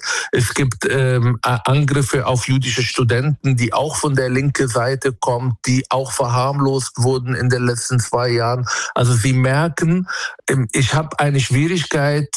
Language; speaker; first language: German; non-native, fluent; Arabic